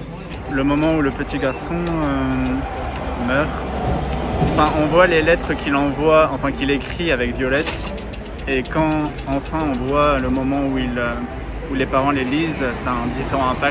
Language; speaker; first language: French; native; French